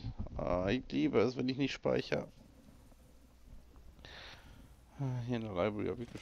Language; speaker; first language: German; native; German